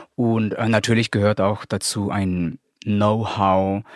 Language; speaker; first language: German; non-native, fluent; Spanish